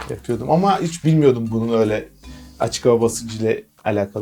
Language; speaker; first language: Turkish; native; Turkish